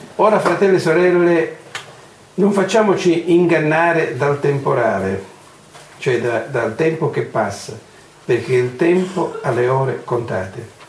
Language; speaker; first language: Italian; non-native, fluent; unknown